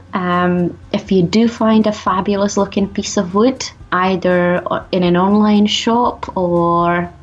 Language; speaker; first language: English; non-native, fluent; Czech